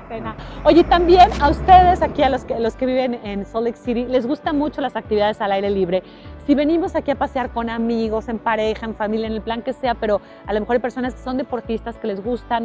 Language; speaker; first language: Spanish; native; Spanish